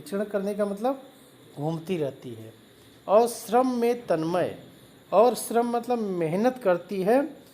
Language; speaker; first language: Hindi; native; Hindi